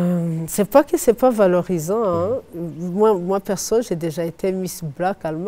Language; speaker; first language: French; non-native, fluent; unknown